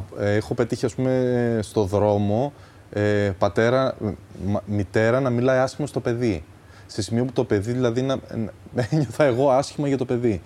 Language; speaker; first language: Greek; early bilingual, other home language; Albanian